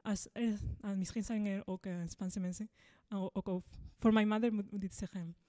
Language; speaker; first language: Dutch; non-native, fluent; Spanish